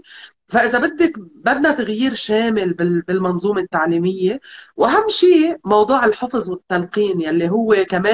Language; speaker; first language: Arabic; native; Arabic